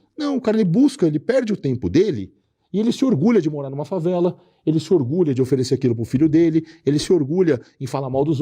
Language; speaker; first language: Portuguese; native; Portuguese